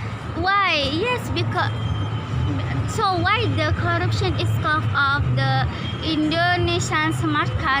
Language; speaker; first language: English; non-native, learner; Indonesian